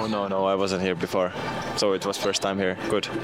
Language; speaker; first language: English; non-native, fluent; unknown